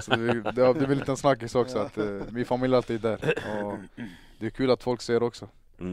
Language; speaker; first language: Swedish; early bilingual, other home language; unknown